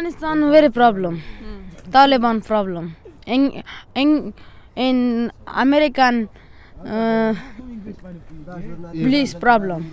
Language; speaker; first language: English; non-native, learner; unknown